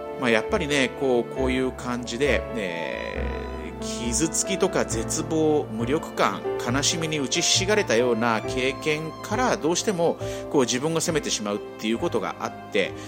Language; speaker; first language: Japanese; native; Japanese